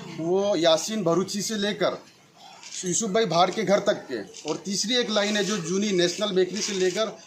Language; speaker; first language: Hindi; non-native, local second language; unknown